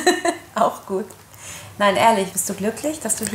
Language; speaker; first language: German; native; German